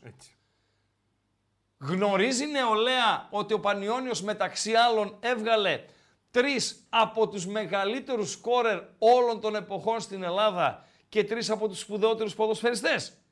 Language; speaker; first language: Greek; native; Greek